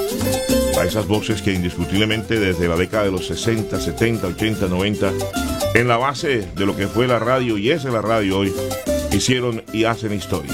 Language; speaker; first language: Spanish; native; Spanish